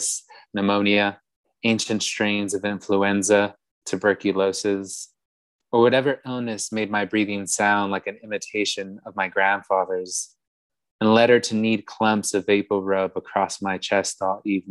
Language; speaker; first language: English; native; English